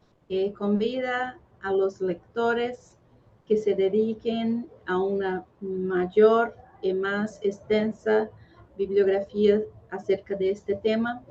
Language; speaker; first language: Spanish; non-native, fluent; Portuguese